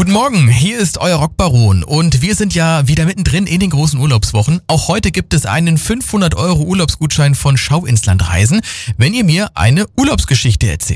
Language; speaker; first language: German; native; German